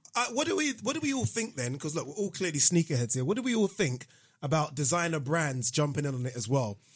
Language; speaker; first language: English; non-native, local second language; Yoruba